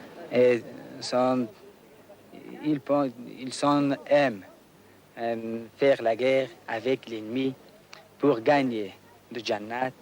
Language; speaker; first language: French; non-native, learner; Persian